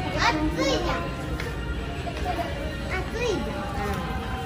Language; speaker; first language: Japanese; early bilingual, heritage; Japanese